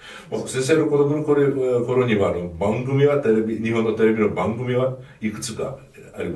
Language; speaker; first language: Japanese; non-native, fluent; Hungarian